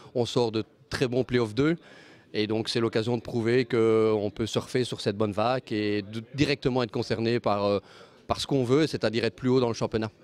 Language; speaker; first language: French; native; French